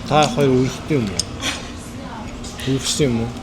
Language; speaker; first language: Mongolian; non-native, fluent; Korean